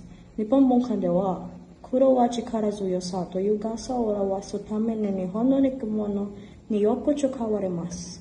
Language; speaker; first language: Japanese; non-native, learner; Filipino